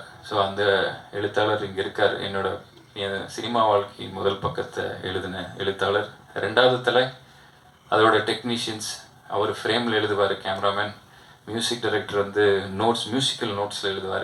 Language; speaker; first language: Tamil; native; Tamil